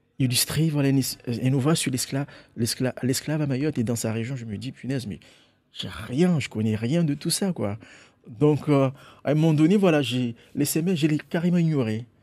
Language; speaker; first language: French; non-native, local second language; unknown